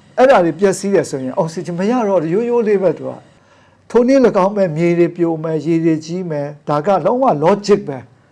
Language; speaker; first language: Burmese; non-native, local second language; Kachin